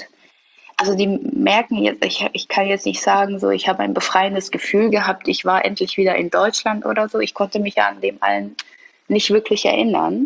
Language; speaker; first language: German; early bilingual, other home language; Persian